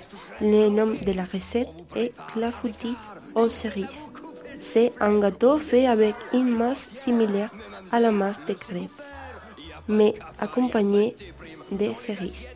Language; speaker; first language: French; non-native, learner; Spanish